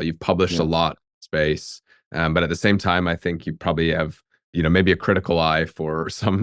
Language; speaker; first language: English; native; English